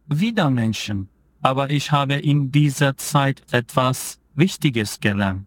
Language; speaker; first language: German; non-native, fluent; Turkish